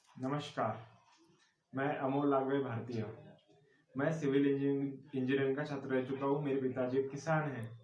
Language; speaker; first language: Hindi; non-native, local second language; Marathi